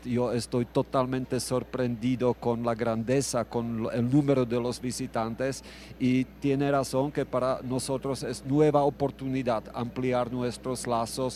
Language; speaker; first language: Spanish; non-native, fluent; Czech